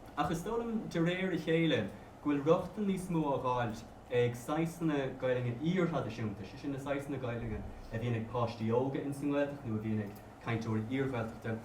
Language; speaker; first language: Irish; native; Irish